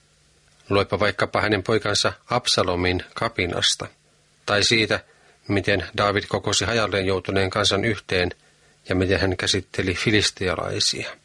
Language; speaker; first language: Finnish; native; Finnish